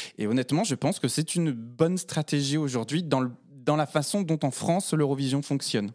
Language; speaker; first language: French; native; French